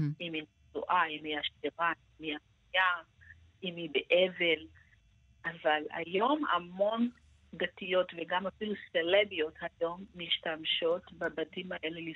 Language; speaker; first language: Hebrew; non-native, fluent; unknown